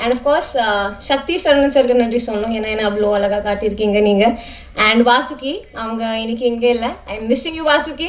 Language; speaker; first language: Tamil; non-native, fluent; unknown